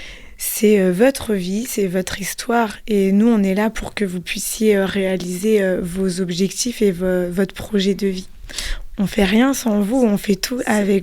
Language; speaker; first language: French; native; French